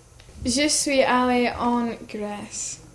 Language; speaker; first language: French; non-native, learner; English